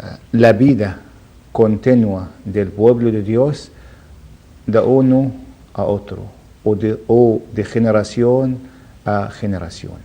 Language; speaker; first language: Spanish; non-native, learner; Arabic